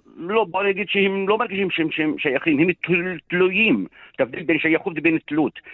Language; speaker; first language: Hebrew; non-native, local second language; Arabic